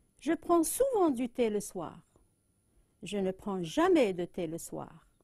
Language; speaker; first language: French; non-native, local second language; Arabic